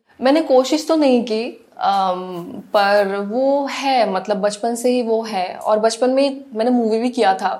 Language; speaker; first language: Hindi; non-native, local second language; Assamese